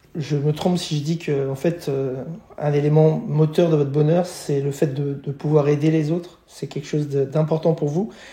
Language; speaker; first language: French; native; French